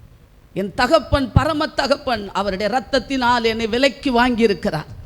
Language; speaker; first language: Tamil; native; Tamil